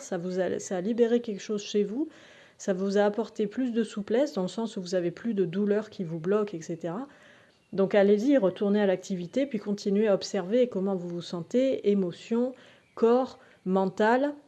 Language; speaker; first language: French; native; French